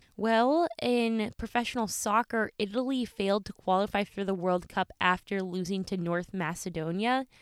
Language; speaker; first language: English; native; English